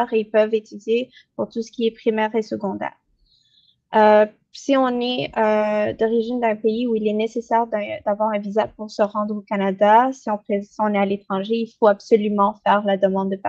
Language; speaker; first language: French; native; French